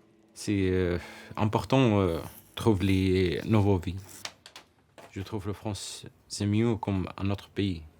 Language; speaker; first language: French; non-native, learner; Arabic